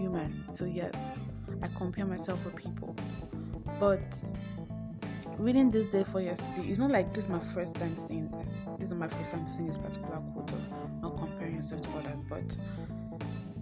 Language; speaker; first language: English; non-native, local second language; Igbo